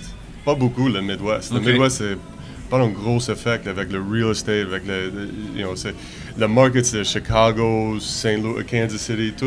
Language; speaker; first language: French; non-native, learner; English